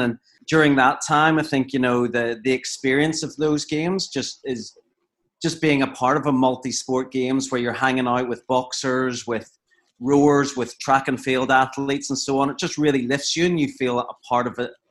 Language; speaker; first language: English; native; English